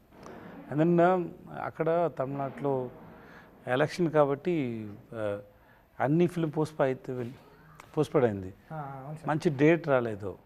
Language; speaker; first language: Telugu; non-native, learner; Tamil